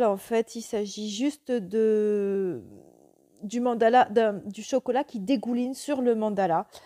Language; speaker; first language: French; native; French